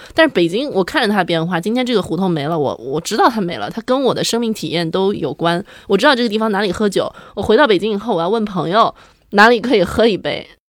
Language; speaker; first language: Chinese; native; Chinese